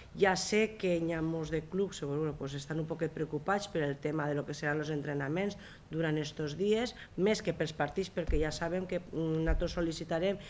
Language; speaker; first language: Catalan; native; Catalan